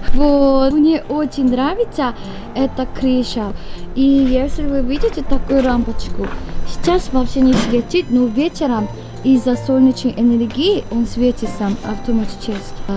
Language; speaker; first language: Russian; non-native, learner; Korean